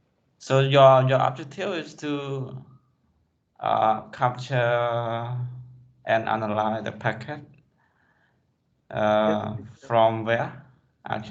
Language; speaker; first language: English; non-native, fluent; Khmer